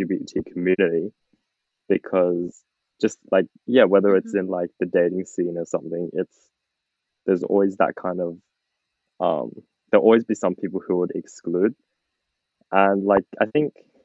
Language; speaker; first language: English; native; English